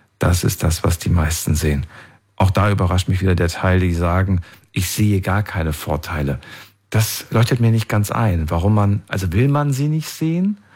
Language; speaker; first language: German; native; German